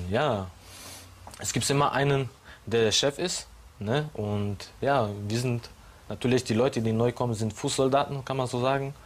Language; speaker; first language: German; non-native, fluent; Polish